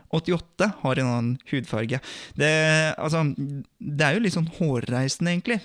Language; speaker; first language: Norwegian; native; Norwegian